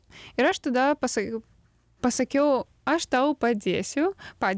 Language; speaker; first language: Lithuanian; non-native, learner; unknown